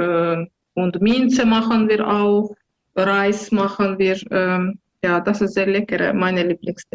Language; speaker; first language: German; non-native, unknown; Azerbaijani